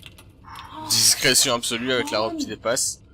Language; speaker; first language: French; native; French